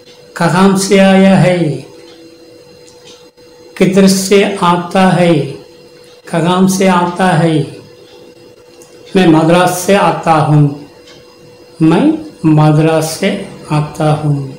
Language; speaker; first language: Hindi; non-native, local second language; Tamil